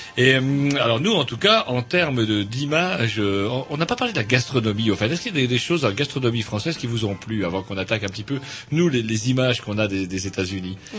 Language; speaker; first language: French; native; French